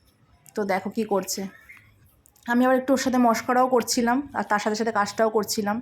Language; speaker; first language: Bangla; native; Bangla